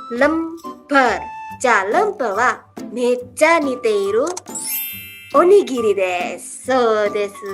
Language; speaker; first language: Japanese; non-native, learner; Indonesian